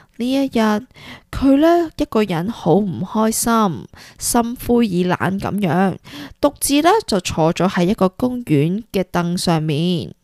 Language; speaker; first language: Cantonese; early bilingual, heritage; Cantonese